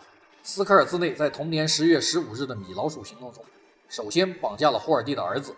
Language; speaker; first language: Chinese; native; Chinese